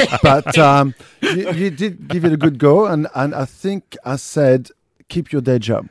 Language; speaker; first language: English; non-native, fluent; French